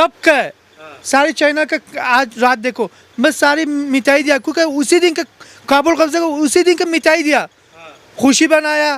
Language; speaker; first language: Hindi; non-native, learner; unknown